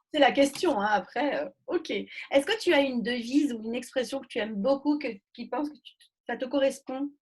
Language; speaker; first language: French; native; French